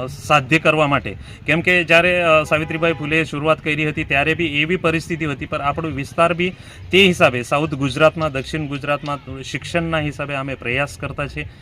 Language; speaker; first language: Gujarati; non-native, local second language; Marathi